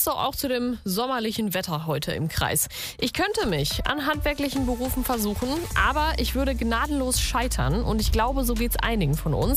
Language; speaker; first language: German; native; German